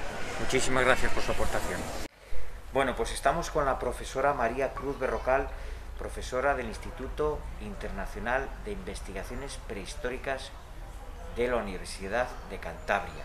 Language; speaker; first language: Spanish; native; Spanish